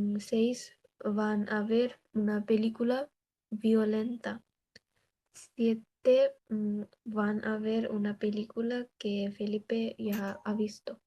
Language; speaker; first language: Spanish; non-native, learner; Bangla